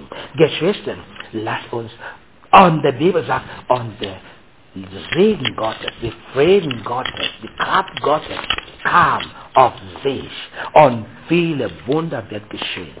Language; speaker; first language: German; non-native, learner; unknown